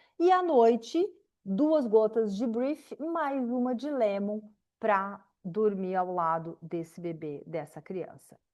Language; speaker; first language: Portuguese; native; Portuguese